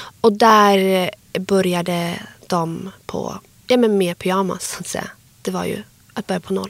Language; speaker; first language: Swedish; early bilingual, other home language; Arabic